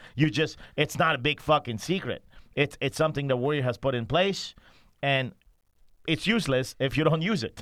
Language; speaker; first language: English; non-native, fluent; Persian